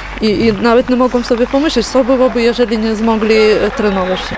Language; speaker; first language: Polish; non-native, learner; Ukrainian